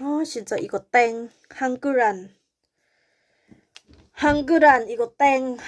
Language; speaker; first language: Korean; non-native, learner; Thai